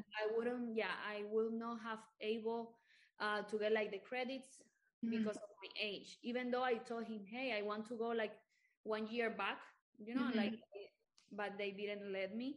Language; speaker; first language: English; non-native, fluent; Spanish